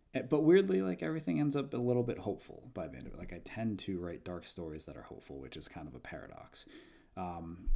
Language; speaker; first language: English; native; English